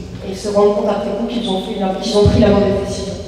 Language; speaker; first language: French; native; French